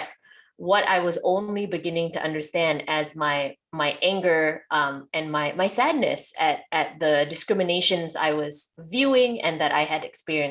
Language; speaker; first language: English; non-native, local second language; Malay